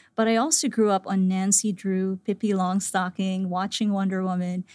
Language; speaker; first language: English; non-native, local second language; Filipino